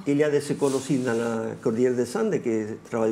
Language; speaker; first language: French; non-native, fluent; Spanish